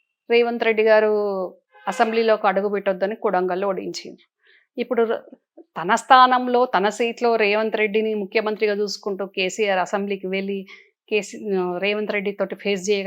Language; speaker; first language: Telugu; native; Telugu